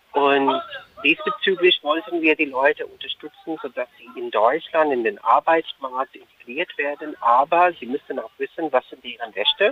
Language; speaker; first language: German; non-native, fluent; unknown